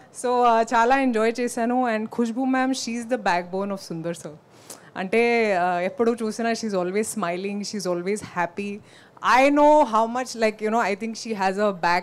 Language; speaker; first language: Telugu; non-native, local second language; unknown